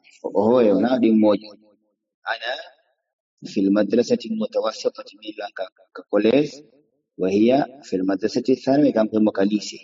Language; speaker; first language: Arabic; non-native, fluent; Fula